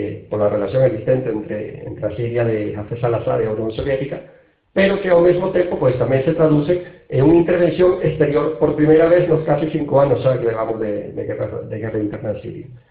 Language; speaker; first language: Galician; non-native, local second language; Spanish